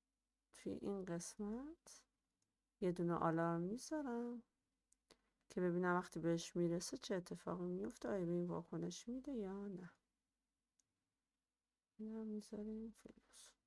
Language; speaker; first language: Persian; native; Persian